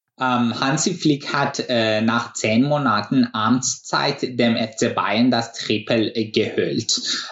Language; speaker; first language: German; non-native, fluent; Persian